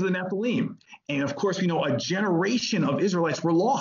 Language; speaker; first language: English; native; English